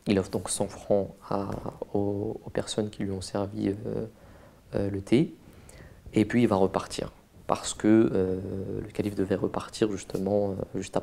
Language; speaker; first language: French; native; French